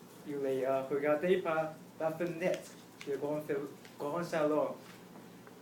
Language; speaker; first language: French; non-native, learner; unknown